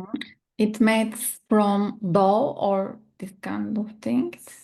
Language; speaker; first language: English; non-native, learner; Turkish